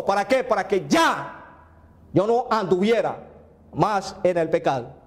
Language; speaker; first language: Spanish; native; Spanish